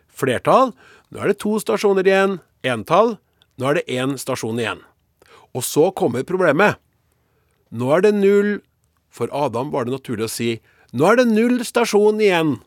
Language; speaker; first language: Norwegian; native; Norwegian